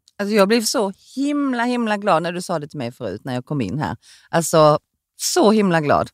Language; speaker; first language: Swedish; early bilingual, other home language; Korean